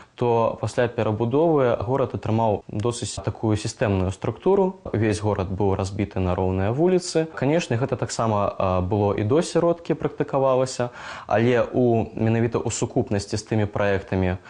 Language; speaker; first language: Belarusian; native; Belarusian